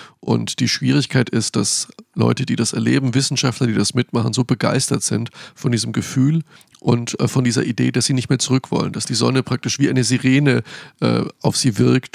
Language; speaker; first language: German; native; German